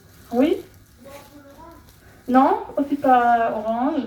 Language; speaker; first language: French; non-native, fluent; German